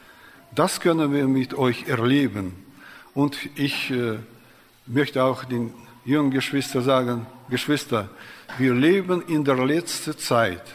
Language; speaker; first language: German; non-native, fluent; Russian